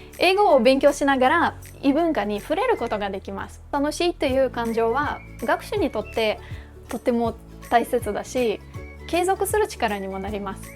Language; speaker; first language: Japanese; non-native, fluent; Russian